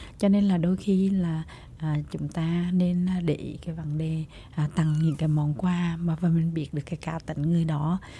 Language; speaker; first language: Vietnamese; native; Vietnamese